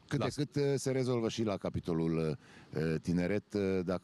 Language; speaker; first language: Romanian; native; Romanian